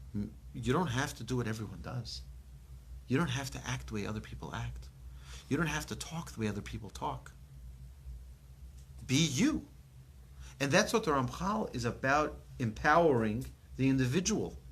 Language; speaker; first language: English; native; English